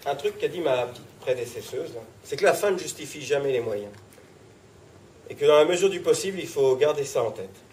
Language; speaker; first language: French; native; French